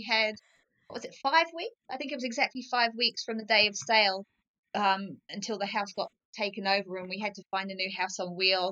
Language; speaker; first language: English; native; English